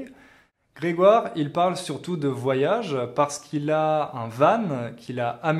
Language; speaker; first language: French; native; French